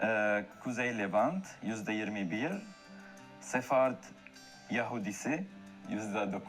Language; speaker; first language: Turkish; non-native, fluent; Arabic